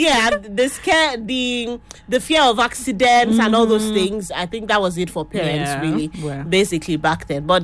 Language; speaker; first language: English; non-native, local second language; Yoruba